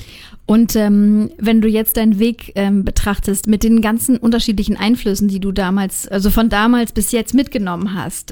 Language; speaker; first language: German; native; German